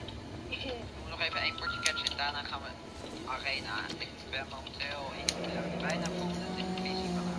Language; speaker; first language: Dutch; native; Dutch